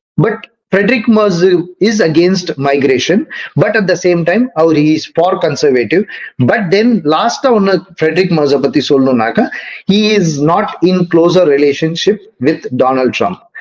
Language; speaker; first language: English; non-native, local second language; Tamil